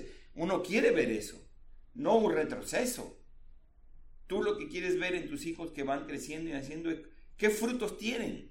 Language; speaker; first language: Spanish; native; Spanish